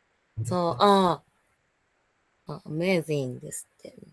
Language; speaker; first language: English; non-native, learner; Japanese